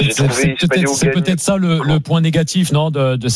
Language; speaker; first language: French; native; French